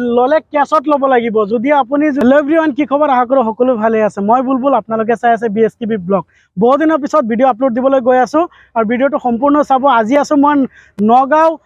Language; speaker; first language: Assamese; non-native, local second language; Bangla